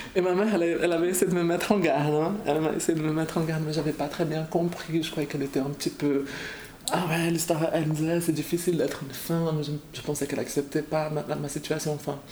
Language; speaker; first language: French; non-native, fluent; Portuguese